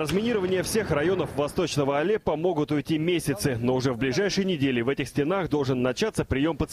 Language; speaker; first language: Russian; native; Russian